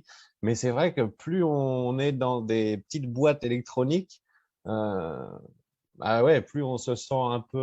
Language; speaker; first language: French; native; French